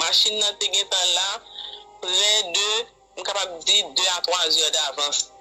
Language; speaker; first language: Haitian Creole; native; Haitian Creole